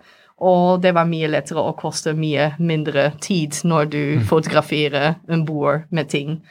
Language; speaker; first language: Swedish; non-native, fluent; Dutch